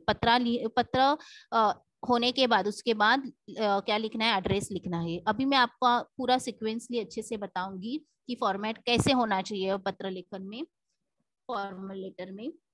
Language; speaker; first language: Hindi; non-native, local second language; Marathi